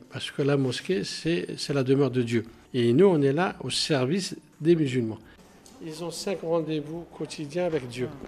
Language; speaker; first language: French; non-native, local second language; Arabic